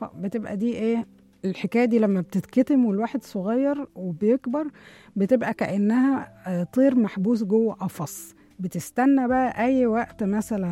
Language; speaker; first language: Arabic; native; Arabic